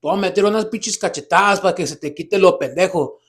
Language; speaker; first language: Spanish; early bilingual, heritage; Spanish